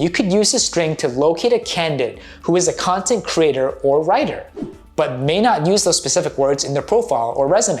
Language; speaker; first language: English; native; English